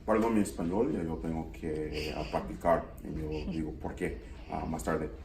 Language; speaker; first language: Spanish; non-native, learner; English